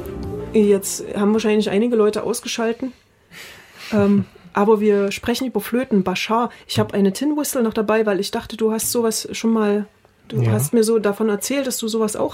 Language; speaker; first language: German; native; German